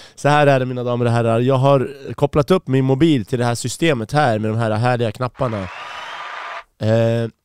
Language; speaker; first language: Swedish; early bilingual, other home language; Persian